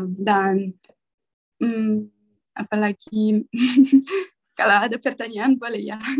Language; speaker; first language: Indonesian; non-native, learner; Italian